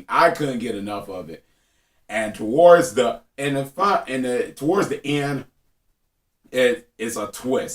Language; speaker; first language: English; native; English